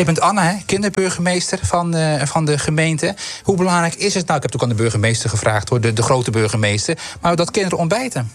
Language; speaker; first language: Dutch; native; Dutch